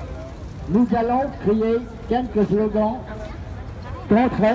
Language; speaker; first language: French; non-native, fluent; Vietnamese